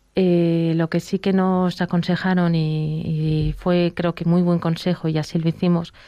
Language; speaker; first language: Spanish; native; Spanish